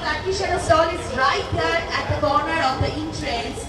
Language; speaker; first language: English; non-native, local second language; Bangla